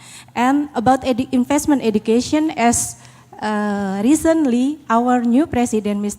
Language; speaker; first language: English; non-native, learner; Indonesian